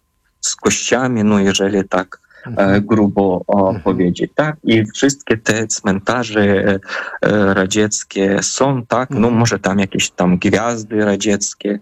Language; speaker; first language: Polish; non-native, fluent; Ukrainian